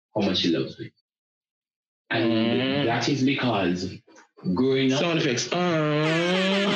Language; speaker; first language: English; non-native, local second language; Jamaican Creole English